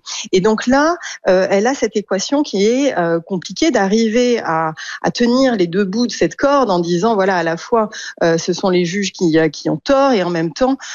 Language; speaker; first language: French; native; French